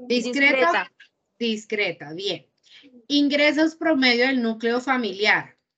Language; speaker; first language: Spanish; native; Spanish